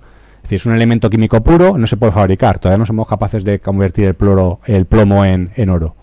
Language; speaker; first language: Spanish; native; Spanish